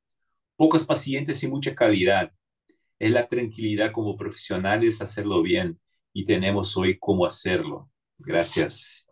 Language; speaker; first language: Spanish; non-native, fluent; Portuguese